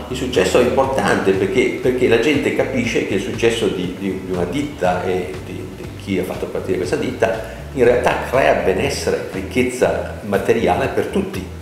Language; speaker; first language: Italian; native; Italian